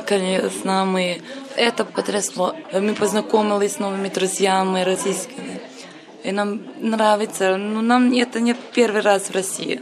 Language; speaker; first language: Russian; non-native, learner; Serbian